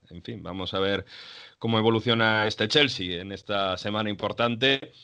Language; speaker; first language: Spanish; native; Spanish